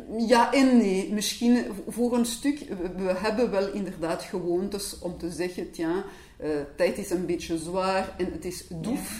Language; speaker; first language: Dutch; non-native, local second language; French